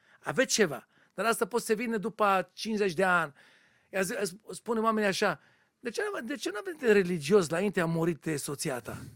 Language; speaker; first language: Romanian; non-native, learner; Hebrew